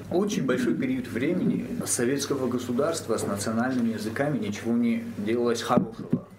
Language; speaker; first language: Russian; non-native, local second language; Ossetic